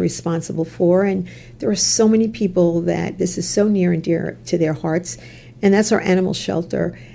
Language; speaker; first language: English; native; English